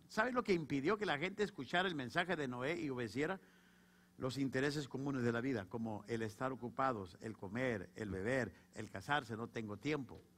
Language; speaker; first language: Spanish; native; Spanish